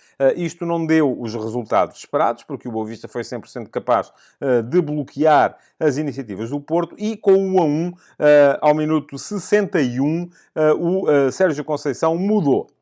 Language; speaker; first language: Portuguese; native; Portuguese